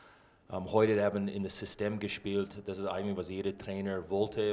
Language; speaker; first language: German; non-native, fluent; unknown